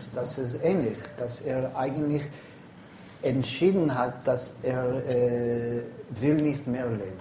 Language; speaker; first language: German; non-native, fluent; English